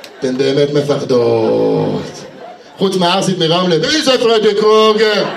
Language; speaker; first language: Hebrew; native; Hebrew